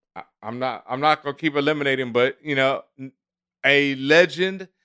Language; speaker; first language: English; native; English